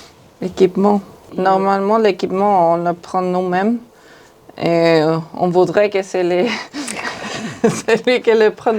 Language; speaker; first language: French; non-native, fluent; Spanish